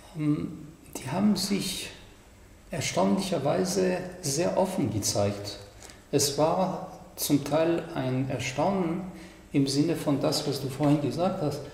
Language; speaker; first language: German; non-native, fluent; French